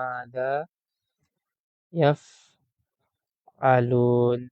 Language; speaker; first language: Arabic; non-native, fluent; Malay